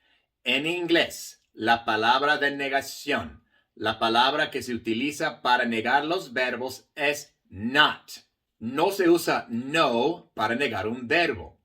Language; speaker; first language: Spanish; non-native, fluent; English